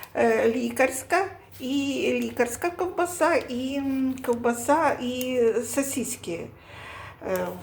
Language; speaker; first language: Ukrainian; non-native, local second language; Russian